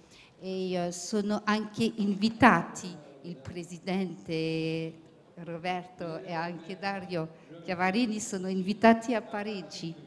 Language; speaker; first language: Italian; early bilingual, heritage; French